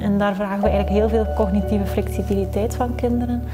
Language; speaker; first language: Dutch; native; Dutch